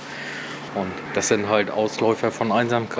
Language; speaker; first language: German; native; German